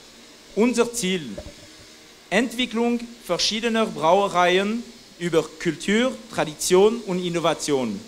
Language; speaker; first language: German; non-native, fluent; French